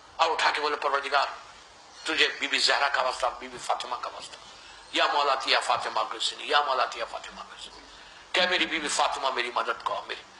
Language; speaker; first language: Urdu; native; Urdu